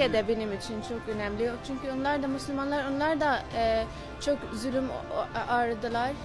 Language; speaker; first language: Turkish; non-native, fluent; Arabic